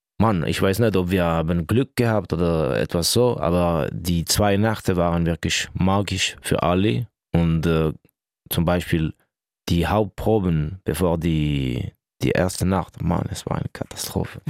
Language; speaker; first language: German; non-native, local second language; French